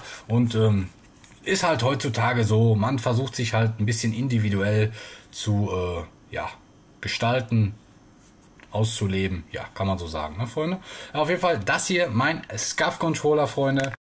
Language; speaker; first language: German; native; German